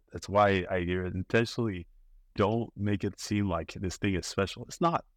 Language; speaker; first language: English; non-native, local second language; Yoruba